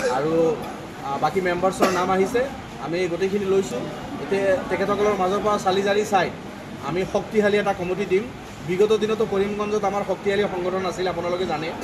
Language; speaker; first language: Assamese; non-native, local second language; Bangla